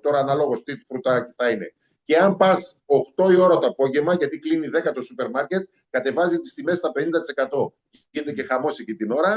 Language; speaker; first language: Greek; native; Greek